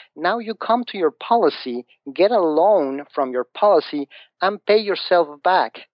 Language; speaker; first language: English; non-native, fluent; Spanish